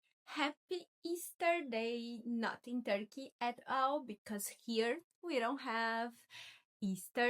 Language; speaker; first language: English; non-native, learner; Portuguese